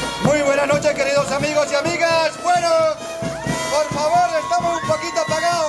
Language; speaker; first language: Spanish; native; Spanish